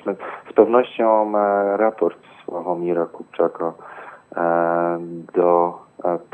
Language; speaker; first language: Polish; native; Polish